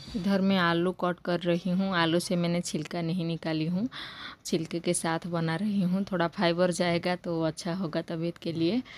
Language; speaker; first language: Hindi; non-native, local second language; Odia